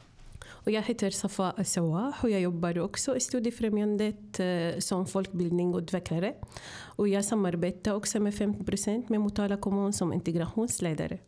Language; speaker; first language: Swedish; non-native, fluent; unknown